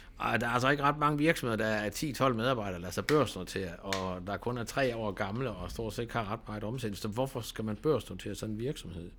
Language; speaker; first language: Danish; native; Danish